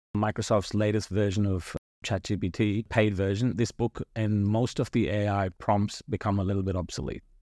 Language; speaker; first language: English; non-native, local second language; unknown